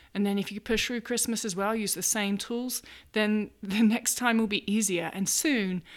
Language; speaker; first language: English; native; English